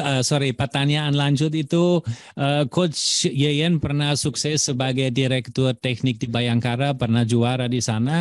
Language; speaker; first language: Indonesian; non-native, fluent; German